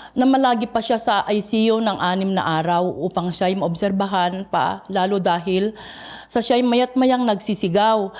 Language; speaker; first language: Filipino; non-native, local second language; Iloko